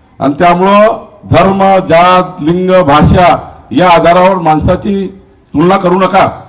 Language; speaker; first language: Marathi; native; Marathi